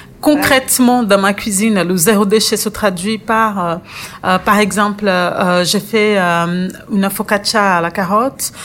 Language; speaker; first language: French; non-native, fluent; Portuguese